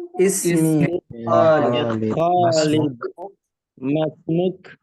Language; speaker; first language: Arabic; non-native, learner; Indonesian